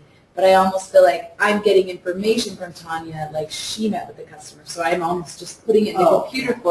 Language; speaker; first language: English; native; English